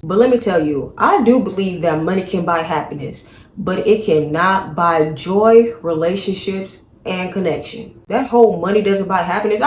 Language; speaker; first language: English; native; English